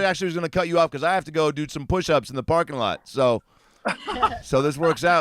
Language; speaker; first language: English; native; English